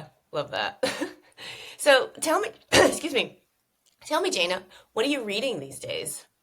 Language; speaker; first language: English; native; English